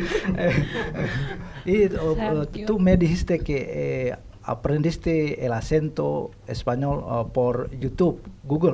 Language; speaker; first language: Spanish; non-native, fluent; Indonesian